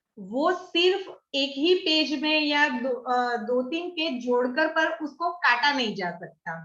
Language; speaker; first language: Hindi; non-native, local second language; Gujarati